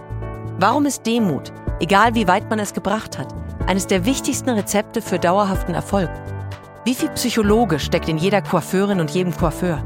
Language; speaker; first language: German; native; German